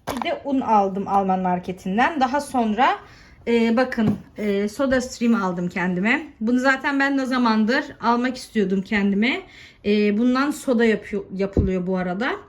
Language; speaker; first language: Turkish; early bilingual, heritage; Turkish